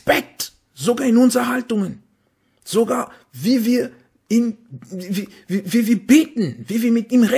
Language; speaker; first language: German; non-native, fluent; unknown